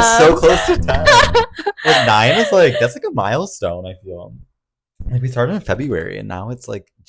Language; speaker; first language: English; native; English